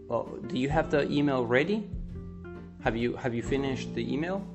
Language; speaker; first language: English; non-native, fluent; Spanish